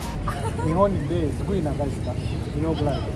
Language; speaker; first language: Japanese; non-native, learner; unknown